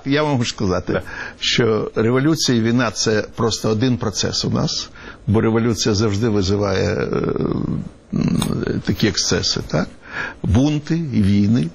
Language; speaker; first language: Ukrainian; non-native, local second language; Russian